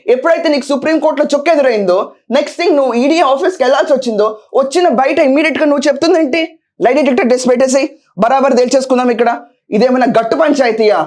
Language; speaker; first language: Telugu; native; Telugu